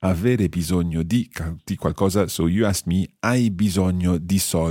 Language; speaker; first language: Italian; non-native, fluent; English